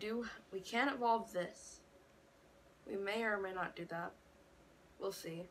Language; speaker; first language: English; native; English